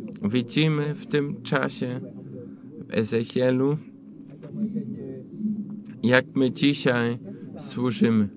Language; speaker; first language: Polish; non-native, fluent; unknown